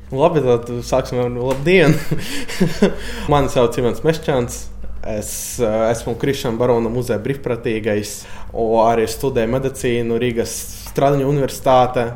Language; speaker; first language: Latvian; non-native, fluent; Ukrainian